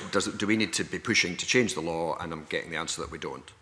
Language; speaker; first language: English; native; English